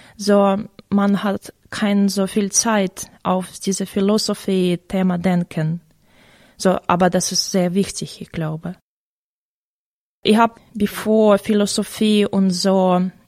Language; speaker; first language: German; non-native, learner; Russian